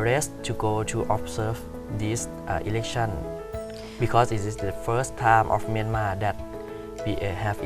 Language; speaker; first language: English; non-native, learner; Thai